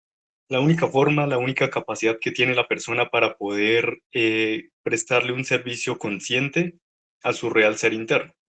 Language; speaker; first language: Spanish; native; Spanish